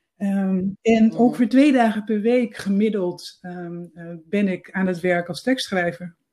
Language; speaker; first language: Dutch; native; Dutch